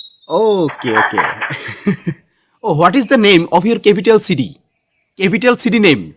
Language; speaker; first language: English; non-native, learner; Bangla